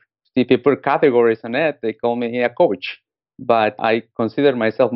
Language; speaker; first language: English; non-native, fluent; Spanish